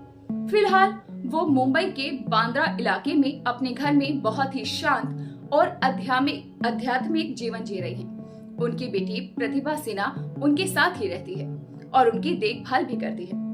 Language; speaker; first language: Hindi; native; Hindi